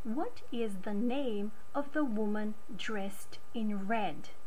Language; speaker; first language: English; non-native, fluent; Macedonian